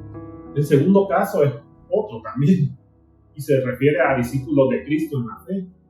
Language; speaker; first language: Spanish; native; Spanish